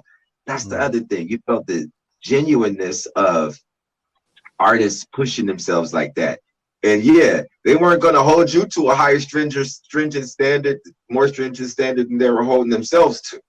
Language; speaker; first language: English; native; English